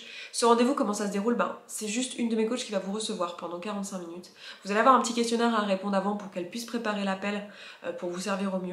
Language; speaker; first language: French; native; French